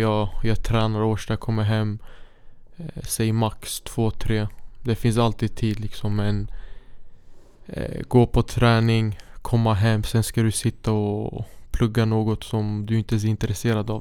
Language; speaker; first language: Swedish; early bilingual, other home language; Syriac